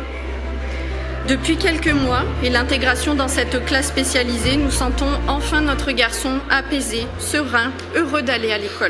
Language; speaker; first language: French; native; French